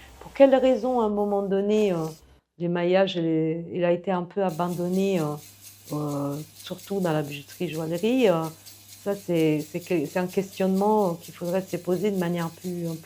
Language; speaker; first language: French; non-native, fluent; Italian